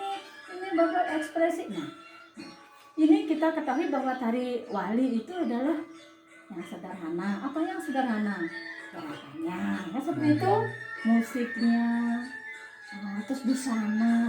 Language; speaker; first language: Indonesian; non-native, local second language; Balinese